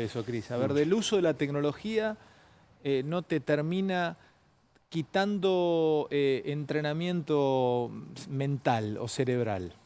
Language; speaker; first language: Spanish; native; Spanish